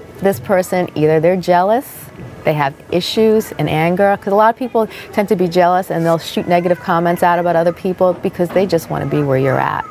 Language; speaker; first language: English; native; English